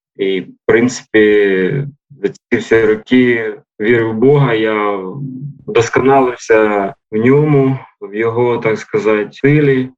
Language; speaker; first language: Ukrainian; native; Ukrainian